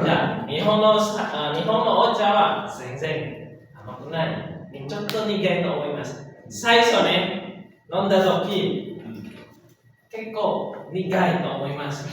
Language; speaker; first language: Japanese; non-native, fluent; Indonesian